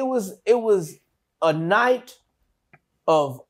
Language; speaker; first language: English; native; English